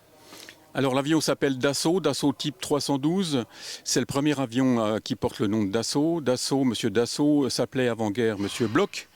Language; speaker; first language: French; native; French